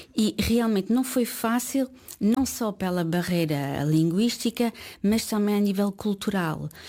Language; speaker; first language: Portuguese; early bilingual, heritage; Portuguese